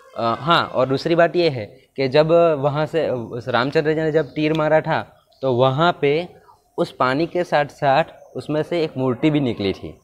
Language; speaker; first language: Hindi; non-native, local second language; Gujarati